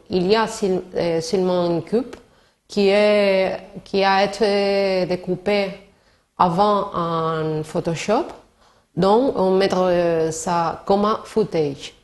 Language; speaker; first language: French; non-native, learner; Spanish